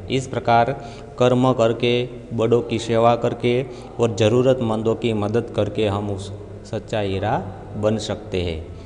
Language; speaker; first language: Hindi; non-native, local second language; Gujarati